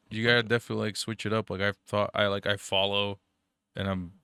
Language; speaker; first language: English; early bilingual, other home language; German